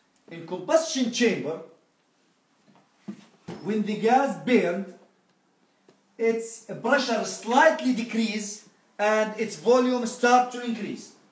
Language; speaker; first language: English; non-native, fluent; Arabic